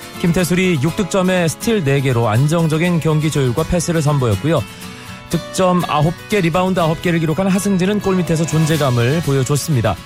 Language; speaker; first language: Korean; native; Korean